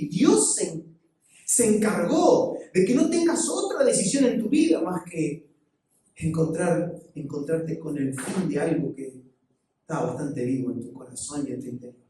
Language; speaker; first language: Spanish; native; Spanish